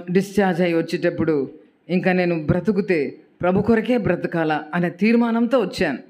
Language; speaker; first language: Telugu; native; Telugu